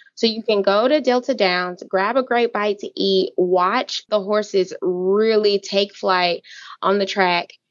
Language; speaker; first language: English; native; English